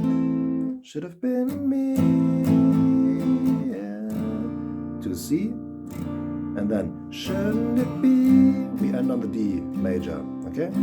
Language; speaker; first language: English; non-native, fluent; German